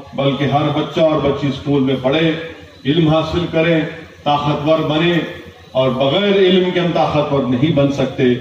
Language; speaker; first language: Urdu; native; Urdu